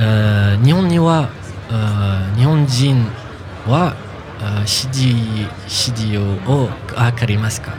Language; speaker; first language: Japanese; non-native, learner; French